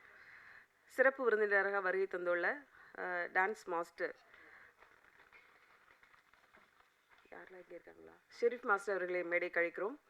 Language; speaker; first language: Tamil; native; Tamil